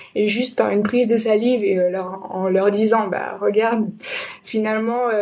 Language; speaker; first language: French; native; French